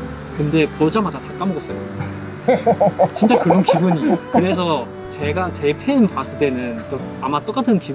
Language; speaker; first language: Korean; non-native, fluent; Chinese